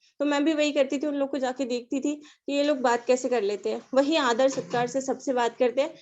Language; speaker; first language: Hindi; non-native, local second language; Marathi